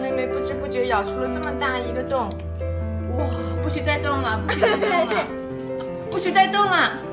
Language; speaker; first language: Chinese; native; Chinese